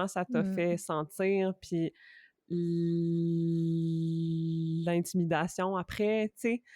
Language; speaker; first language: French; native; French